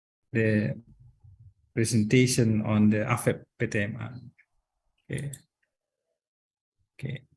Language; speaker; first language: English; non-native, learner; Indonesian